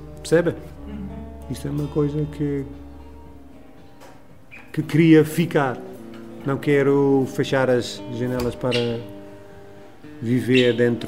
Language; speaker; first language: Portuguese; non-native, learner; Dutch